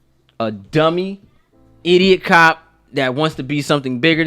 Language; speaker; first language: English; native; English